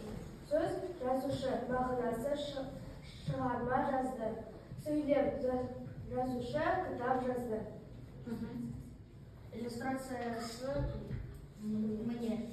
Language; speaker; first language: Kazakh; non-native, local second language; Russian